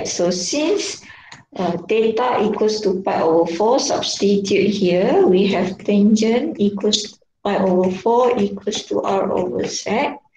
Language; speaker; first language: English; non-native, local second language; Malay